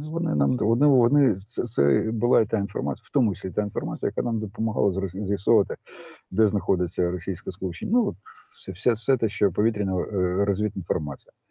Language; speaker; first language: Ukrainian; native; Ukrainian